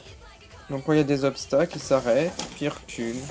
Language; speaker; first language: French; native; French